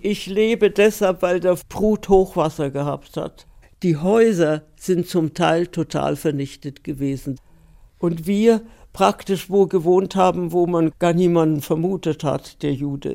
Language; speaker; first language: German; early bilingual, heritage; German